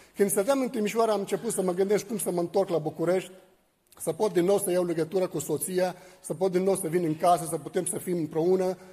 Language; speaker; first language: Romanian; non-native, fluent; Arabic